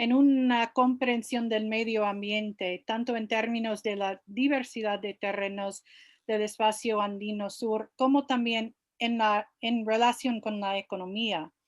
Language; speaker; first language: Spanish; non-native, fluent; English